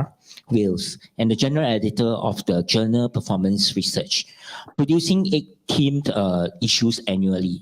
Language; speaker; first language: English; non-native, local second language; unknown